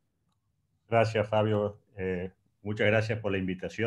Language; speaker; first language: Spanish; native; Spanish